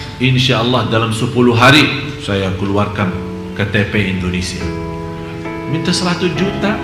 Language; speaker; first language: Indonesian; non-native, fluent; Arabic